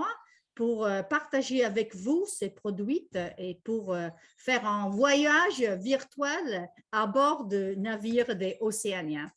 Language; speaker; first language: French; non-native, fluent; Italian